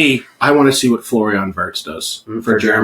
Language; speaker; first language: English; native; English